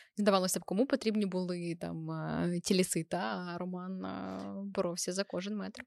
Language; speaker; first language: Ukrainian; native; Ukrainian